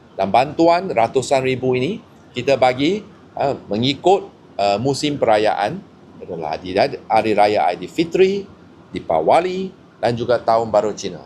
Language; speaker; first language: Malay; non-native, local second language; Chinese